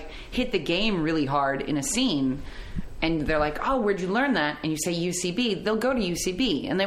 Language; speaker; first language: English; native; English